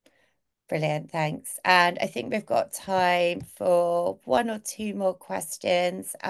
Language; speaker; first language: English; native; English